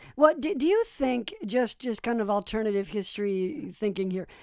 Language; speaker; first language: English; early bilingual, other home language; Polish